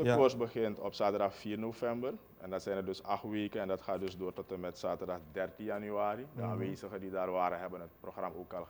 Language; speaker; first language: Dutch; native; Dutch